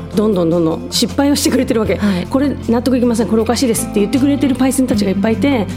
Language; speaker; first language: Japanese; native; Japanese